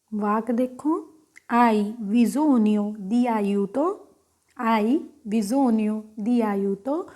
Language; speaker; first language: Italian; non-native, fluent; Punjabi